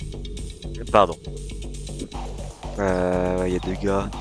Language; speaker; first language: French; native; French